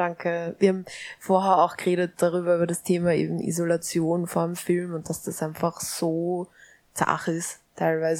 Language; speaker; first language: German; native; German